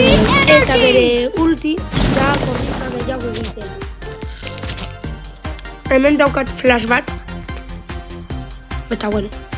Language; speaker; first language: Basque; non-native, local second language; Spanish